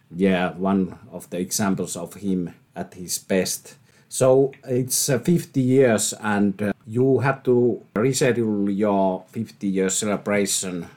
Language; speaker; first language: English; non-native, fluent; Finnish